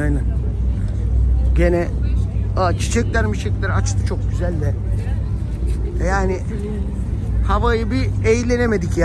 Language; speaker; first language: Turkish; native; Turkish